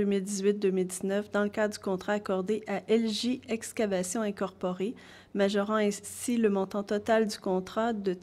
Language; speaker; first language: French; native; French